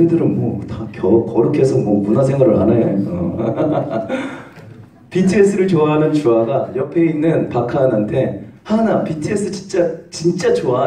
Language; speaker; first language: Korean; native; Korean